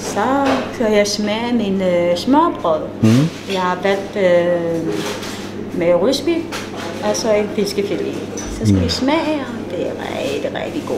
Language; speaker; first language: Danish; non-native, learner; Filipino